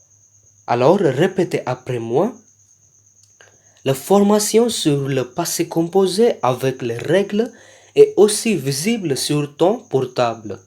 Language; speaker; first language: French; non-native, learner; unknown